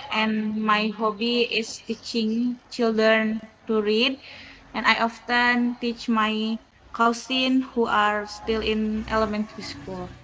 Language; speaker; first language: English; non-native, learner; Indonesian